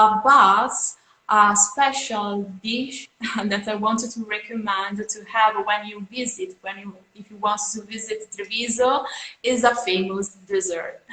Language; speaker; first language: English; non-native, fluent; Italian